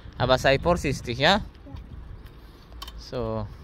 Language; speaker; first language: German; non-native, learner; Filipino